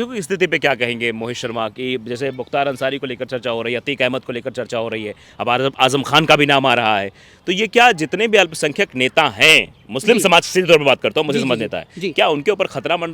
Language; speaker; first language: Hindi; native; Hindi